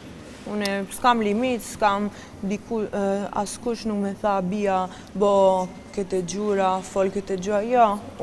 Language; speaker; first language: Albanian; early bilingual, heritage; Albanian